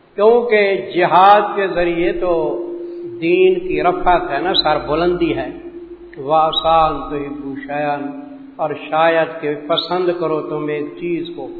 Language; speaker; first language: Urdu; non-native, local second language; Punjabi